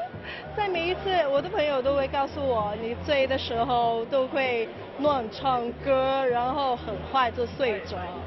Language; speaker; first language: Chinese; non-native, local second language; Cantonese